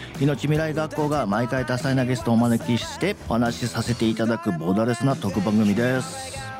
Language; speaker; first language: Japanese; native; Japanese